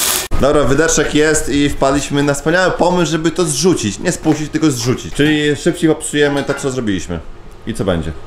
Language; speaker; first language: Polish; native; Polish